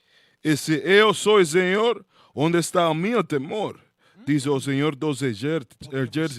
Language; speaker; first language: Portuguese; non-native, learner; Spanish